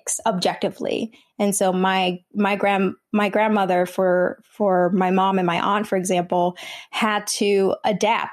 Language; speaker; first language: English; early bilingual, other home language; Vietnamese